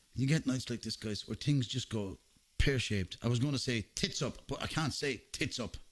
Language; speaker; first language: English; native; English